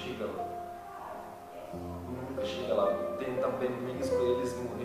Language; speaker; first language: Portuguese; non-native, learner; Arabic